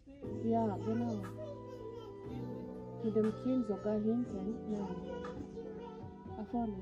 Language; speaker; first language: German; non-native, learner; Swahili